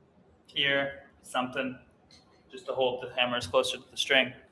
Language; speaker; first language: English; native; English